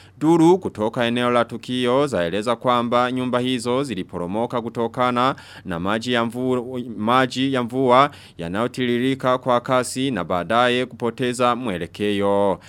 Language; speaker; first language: Swahili; non-native, local second language; Rundi